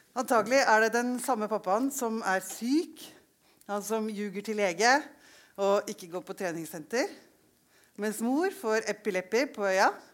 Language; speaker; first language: Norwegian; native; Norwegian